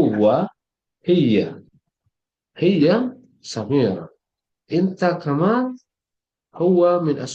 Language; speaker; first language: Arabic; non-native, fluent; Indonesian